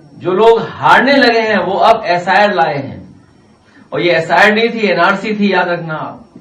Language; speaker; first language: Hindi; native; Hindi